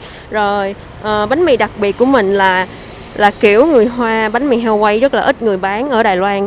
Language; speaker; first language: Vietnamese; early bilingual, heritage; Vietnamese